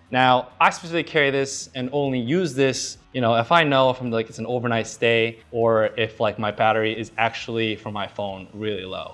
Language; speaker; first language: English; native; English